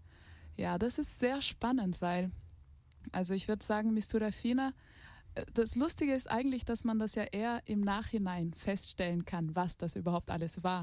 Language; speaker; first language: German; early bilingual, heritage; German